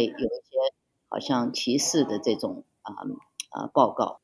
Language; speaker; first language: Chinese; early bilingual, heritage; Chinese